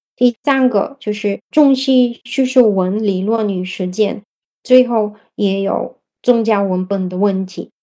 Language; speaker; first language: Chinese; non-native, fluent; Bulgarian